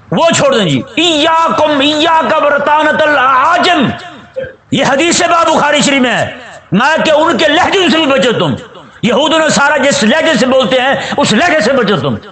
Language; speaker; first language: Urdu; non-native, local second language; Punjabi